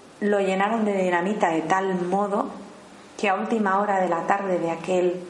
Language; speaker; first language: Spanish; native; Spanish